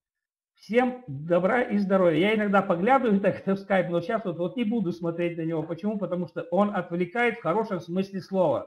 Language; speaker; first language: Russian; native; Russian